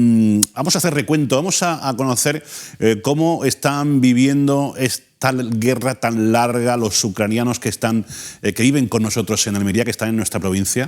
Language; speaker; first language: Spanish; native; Spanish